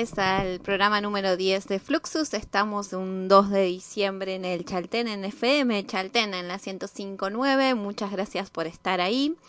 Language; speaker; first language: Spanish; native; Spanish